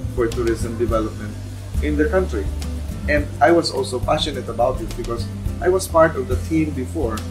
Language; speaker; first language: English; non-native, local second language; Cebuano